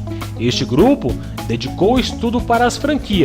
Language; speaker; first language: Portuguese; native; Portuguese